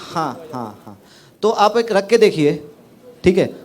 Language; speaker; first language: Hindi; non-native, local second language; Marathi